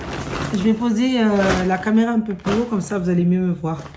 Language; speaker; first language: French; native; French